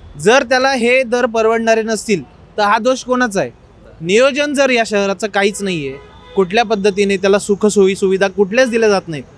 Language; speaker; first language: Marathi; native; Marathi